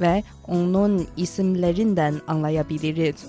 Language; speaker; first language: Turkish; non-native, fluent; Chinese